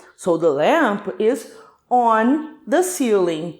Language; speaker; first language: English; non-native, fluent; Portuguese